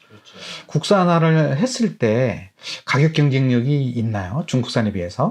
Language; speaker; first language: Korean; native; Korean